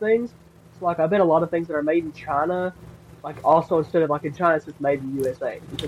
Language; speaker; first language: English; native; English